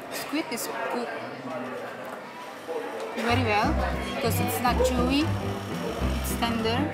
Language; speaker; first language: English; non-native, fluent; Indonesian